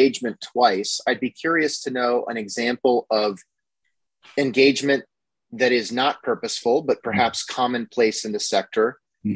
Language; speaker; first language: English; native; English